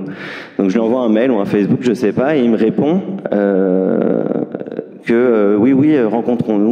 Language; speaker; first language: French; native; French